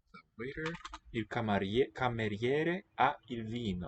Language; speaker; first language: Italian; non-native, learner; English